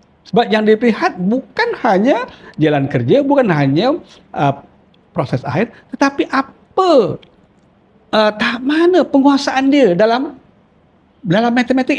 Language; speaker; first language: Malay; native; Malay